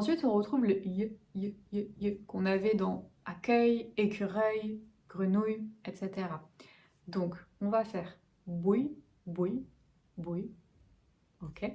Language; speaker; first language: French; native; French